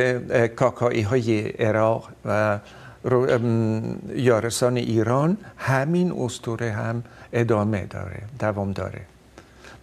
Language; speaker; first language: Persian; non-native, fluent; Dutch